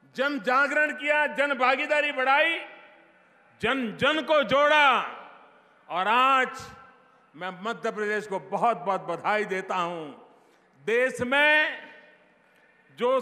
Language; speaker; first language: Hindi; non-native, local second language; Gujarati